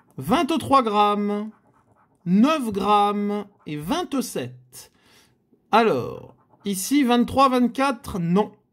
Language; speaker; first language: French; native; French